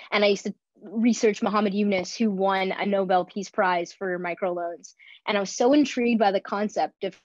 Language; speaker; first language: English; native; English